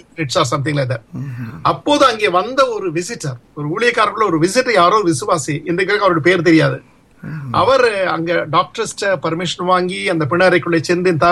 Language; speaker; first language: Tamil; native; Tamil